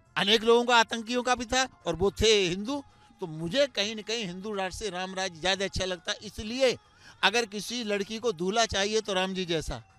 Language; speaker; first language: Hindi; native; Hindi